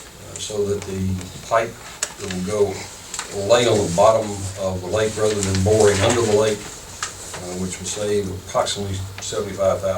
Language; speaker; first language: English; native; English